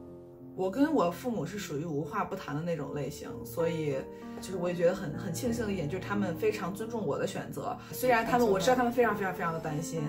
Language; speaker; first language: Chinese; native; Chinese